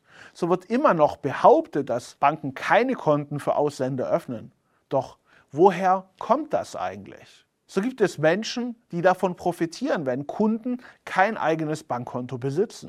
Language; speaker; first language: German; native; German